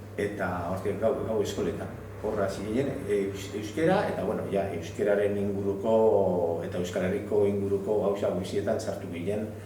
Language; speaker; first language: Basque; non-native, local second language; Spanish